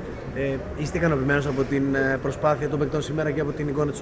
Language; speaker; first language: Greek; native; Greek